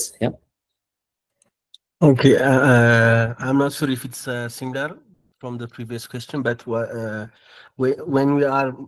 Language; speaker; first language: English; non-native, learner; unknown